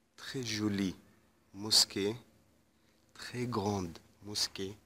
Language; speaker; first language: French; non-native, fluent; Arabic